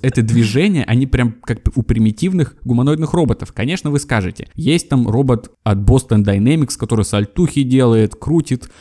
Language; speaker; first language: Russian; native; Russian